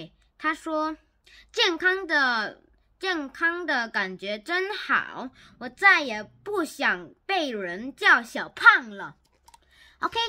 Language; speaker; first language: Chinese; non-native, learner; Korean